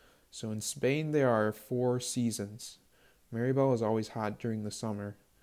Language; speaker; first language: English; native; English